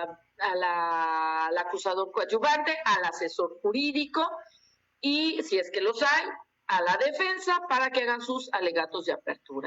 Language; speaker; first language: Spanish; native; Spanish